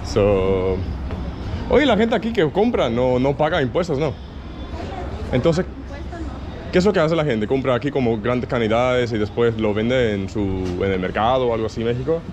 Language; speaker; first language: Spanish; non-native, fluent; English